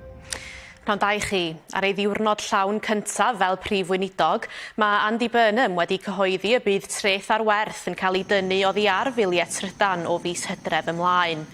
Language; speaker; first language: Welsh; native; Welsh